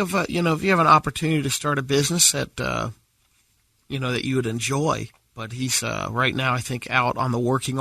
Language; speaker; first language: English; native; English